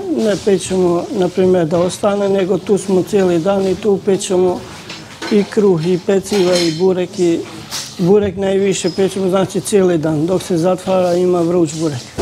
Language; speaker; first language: Croatian; non-native, fluent; Albanian